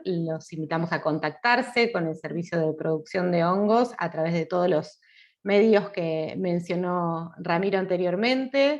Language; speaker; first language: Spanish; native; Spanish